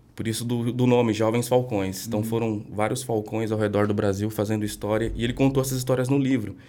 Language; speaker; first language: Portuguese; native; Portuguese